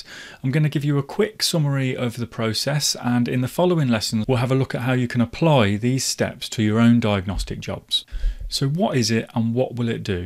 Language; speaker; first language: English; native; English